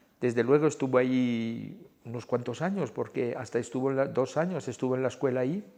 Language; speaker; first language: Spanish; early bilingual, heritage; Spanish